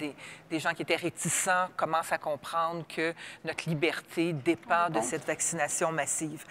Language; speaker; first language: French; native; French